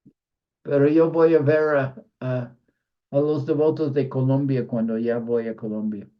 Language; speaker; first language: Spanish; non-native, fluent; English